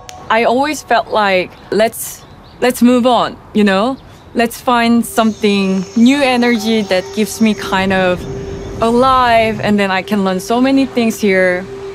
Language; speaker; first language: English; non-native, fluent; Korean